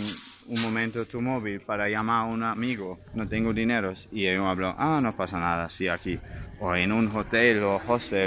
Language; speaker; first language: Spanish; non-native, learner; German